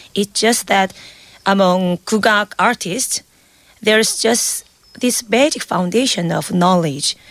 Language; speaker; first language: English; non-native, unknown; Korean